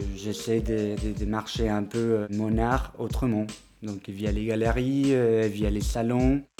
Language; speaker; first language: French; non-native, fluent; Spanish